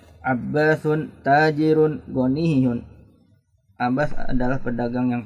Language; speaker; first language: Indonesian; native; Indonesian